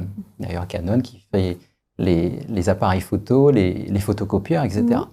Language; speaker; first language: French; native; French